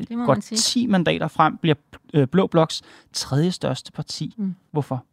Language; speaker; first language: Danish; native; Danish